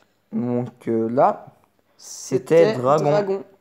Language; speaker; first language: French; native; French